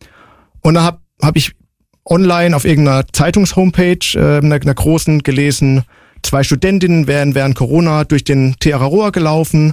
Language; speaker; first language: German; native; German